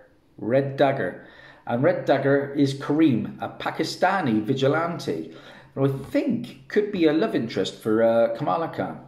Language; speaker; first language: English; native; English